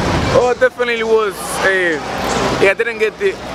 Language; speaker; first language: English; early bilingual, other home language; Spanish